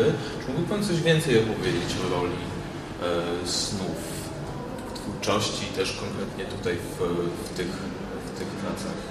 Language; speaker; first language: Polish; native; Polish